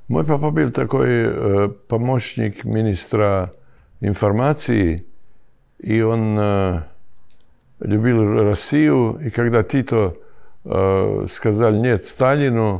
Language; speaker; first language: Russian; non-native, learner; Serbian